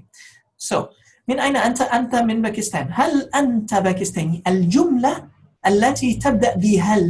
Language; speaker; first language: Arabic; non-native, fluent; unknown